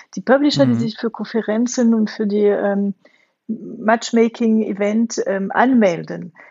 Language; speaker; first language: German; non-native, fluent; French